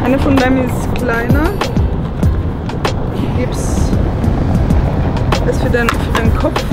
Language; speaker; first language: German; non-native, learner; English